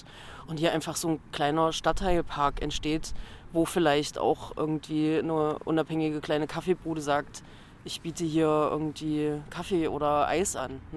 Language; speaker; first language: German; native; German